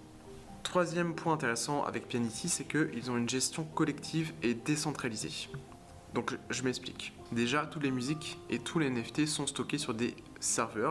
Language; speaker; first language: French; native; French